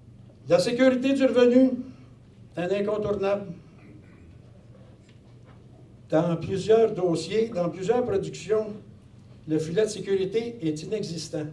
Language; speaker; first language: French; native; French